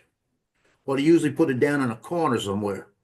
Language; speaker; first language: English; native; English